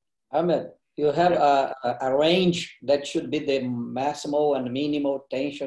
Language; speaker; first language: English; non-native, fluent; Portuguese